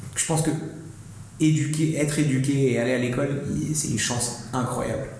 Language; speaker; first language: French; native; French